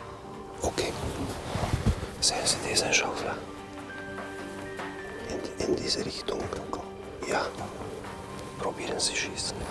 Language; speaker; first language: German; non-native, learner; Hungarian